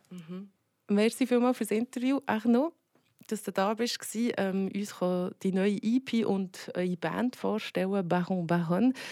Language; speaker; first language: German; native; German